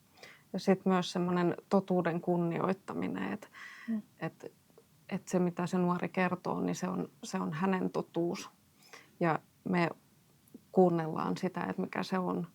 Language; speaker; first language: Finnish; native; Finnish